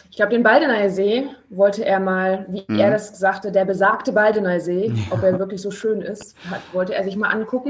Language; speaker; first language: German; native; German